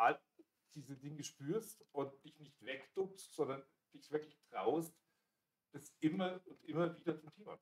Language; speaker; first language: German; native; German